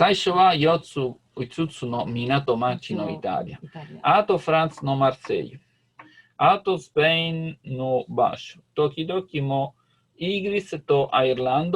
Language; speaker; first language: Japanese; non-native, learner; Italian